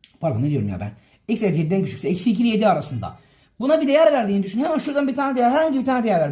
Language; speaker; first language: Turkish; native; Turkish